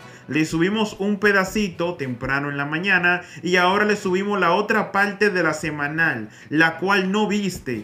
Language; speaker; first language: Spanish; native; Spanish